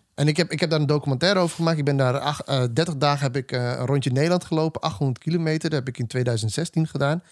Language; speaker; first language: Dutch; native; Dutch